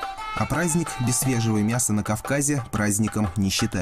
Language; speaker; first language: Russian; native; Russian